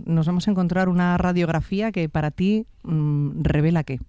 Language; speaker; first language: Spanish; native; Spanish